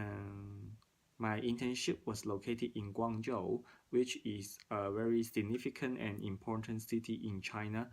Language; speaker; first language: English; non-native, learner; Cantonese